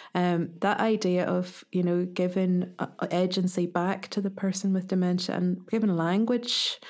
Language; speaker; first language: English; native; English